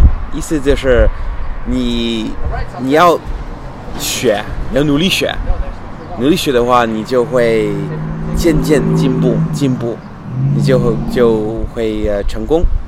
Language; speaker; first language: Chinese; non-native, fluent; English